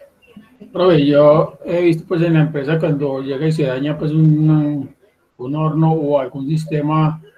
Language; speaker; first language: Spanish; native; Spanish